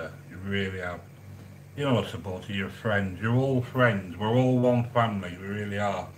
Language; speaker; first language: English; native; English